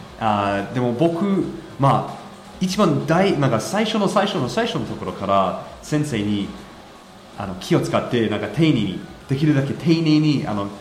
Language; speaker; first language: Japanese; non-native, fluent; English